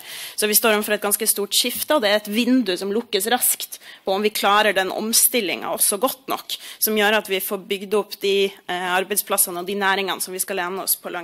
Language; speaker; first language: Norwegian; native; Norwegian